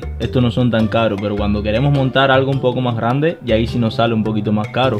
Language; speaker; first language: Spanish; native; Spanish